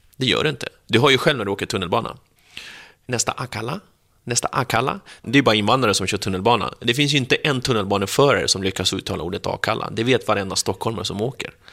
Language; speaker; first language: Swedish; early bilingual, other home language; Spanish